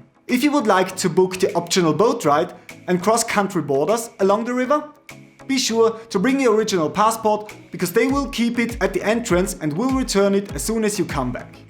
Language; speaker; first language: English; non-native, fluent; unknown